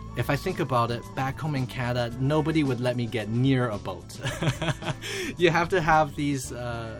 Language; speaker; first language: English; early bilingual, other home language; Chinese